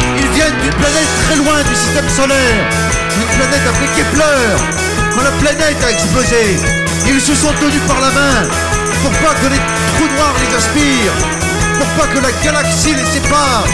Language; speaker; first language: French; native; French